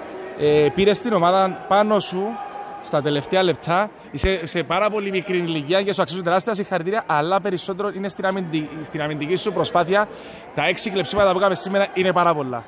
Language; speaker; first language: Greek; native; Greek